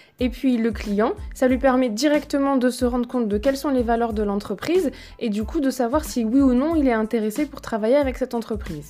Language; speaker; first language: French; native; French